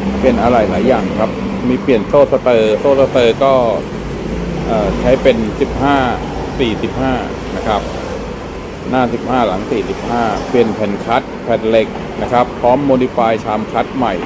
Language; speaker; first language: Thai; native; Thai